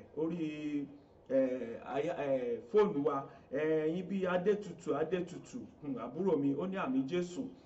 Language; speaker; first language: English; non-native, local second language; Yoruba